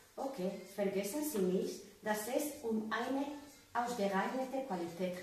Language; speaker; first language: German; non-native, learner; Spanish